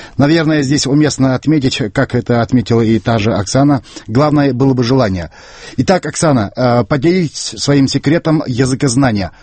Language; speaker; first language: Russian; non-native, local second language; Kazakh